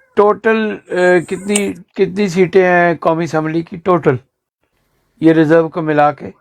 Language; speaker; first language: Urdu; native; Urdu